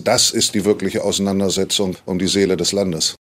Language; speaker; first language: German; native; German